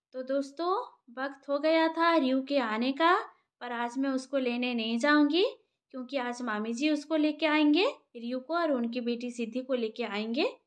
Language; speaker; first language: Hindi; non-native, local second language; Bangla